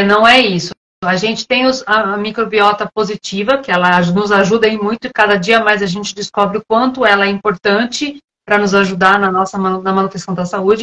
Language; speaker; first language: Portuguese; native; Portuguese